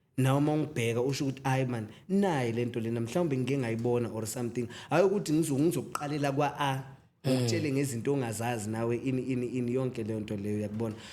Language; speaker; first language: Zulu; native; Zulu